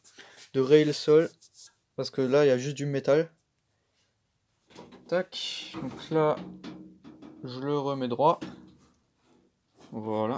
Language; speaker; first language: French; native; French